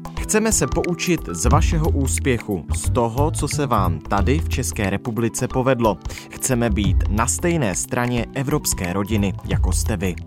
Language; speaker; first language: Czech; native; Czech